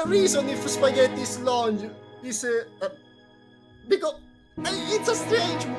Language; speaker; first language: English; non-native, learner; Italian